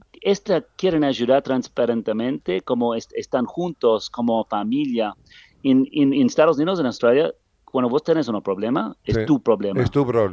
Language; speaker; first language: Spanish; non-native, learner; English